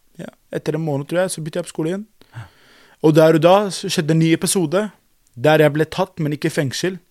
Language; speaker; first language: Norwegian; non-native, fluent; Arabic